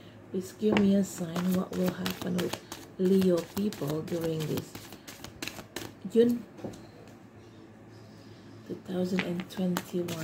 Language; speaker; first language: English; non-native, fluent; Indonesian